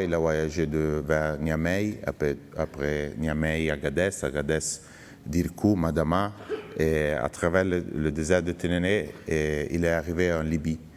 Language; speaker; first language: French; non-native, fluent; Italian